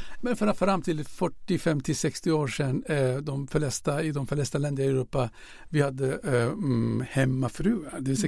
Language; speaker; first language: Swedish; non-native, fluent; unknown